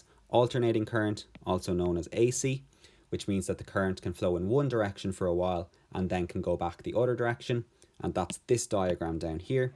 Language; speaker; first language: English; native; English